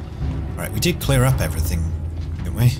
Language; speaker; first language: English; native; English